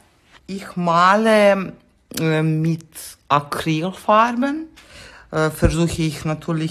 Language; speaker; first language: German; non-native, fluent; Serbian